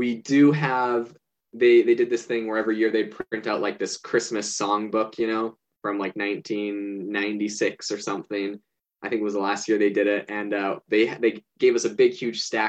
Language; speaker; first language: English; native; English